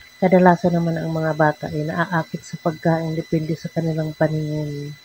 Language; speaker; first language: Filipino; non-native, local second language; Cebuano